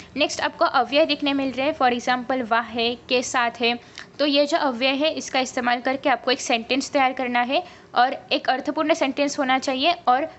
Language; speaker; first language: Hindi; non-native, local second language; Marathi